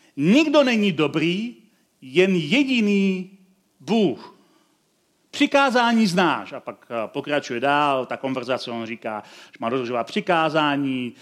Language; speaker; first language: Czech; native; Czech